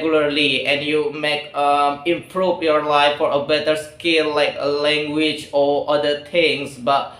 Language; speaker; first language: English; non-native, learner; Indonesian